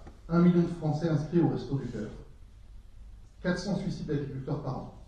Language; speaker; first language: French; native; French